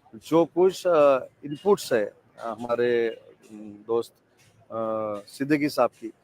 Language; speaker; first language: Hindi; non-native, local second language; Marathi